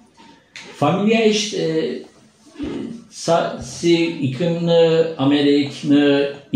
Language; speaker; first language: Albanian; non-native, learner; Turkish